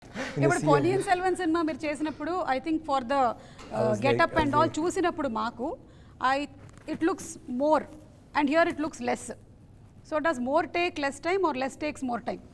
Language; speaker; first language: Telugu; native; Telugu